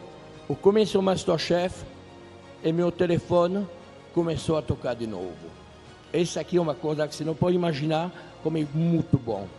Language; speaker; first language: Portuguese; non-native, fluent; French